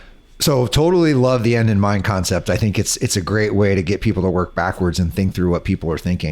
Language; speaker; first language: English; native; English